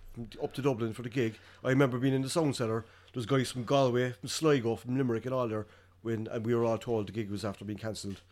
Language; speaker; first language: English; native; English